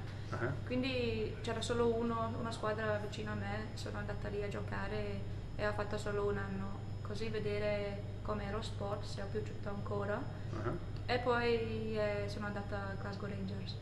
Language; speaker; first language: Italian; non-native, fluent; English